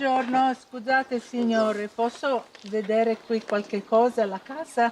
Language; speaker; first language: Italian; non-native, fluent; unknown